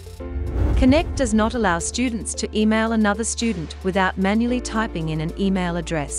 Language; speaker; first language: English; native; English